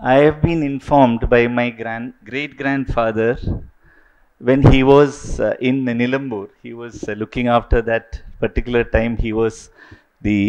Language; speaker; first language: Malayalam; non-native, local second language; Tamil